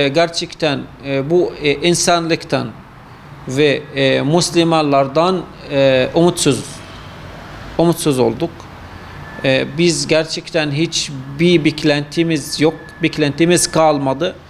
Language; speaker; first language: Turkish; non-native, fluent; Arabic